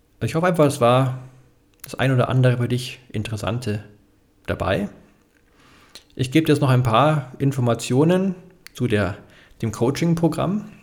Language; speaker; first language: German; native; German